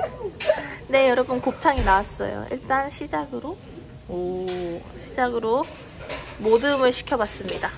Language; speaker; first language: Korean; early bilingual, heritage; Korean